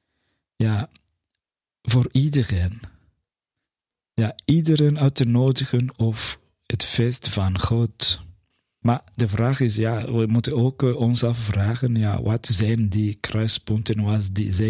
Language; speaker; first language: Dutch; non-native, fluent; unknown